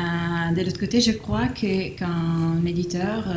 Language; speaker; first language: French; non-native, fluent; Italian